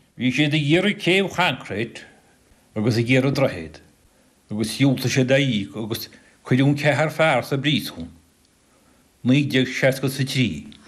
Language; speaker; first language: Irish; native; Irish